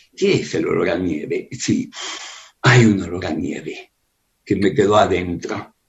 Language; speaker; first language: Spanish; early bilingual, other home language; Russian